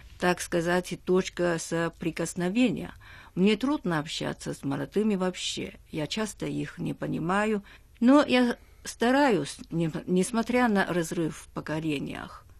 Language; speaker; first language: Russian; non-native, fluent; Chinese